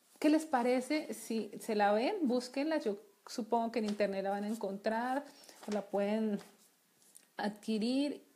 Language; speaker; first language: Spanish; native; Spanish